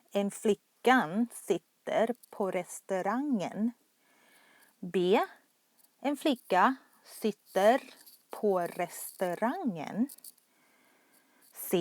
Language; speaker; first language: Swedish; non-native, fluent; Thai